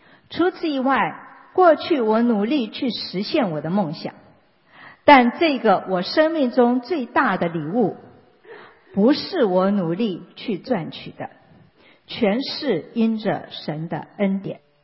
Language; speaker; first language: Chinese; native; Chinese